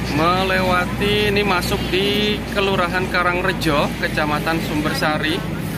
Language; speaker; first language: Indonesian; native; Indonesian